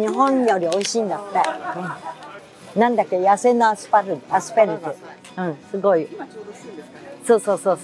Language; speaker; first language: Japanese; native; Japanese